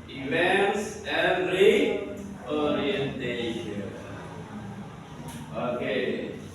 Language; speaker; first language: English; non-native, learner; Indonesian